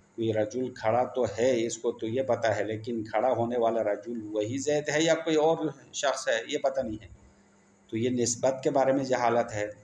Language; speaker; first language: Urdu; non-native, local second language; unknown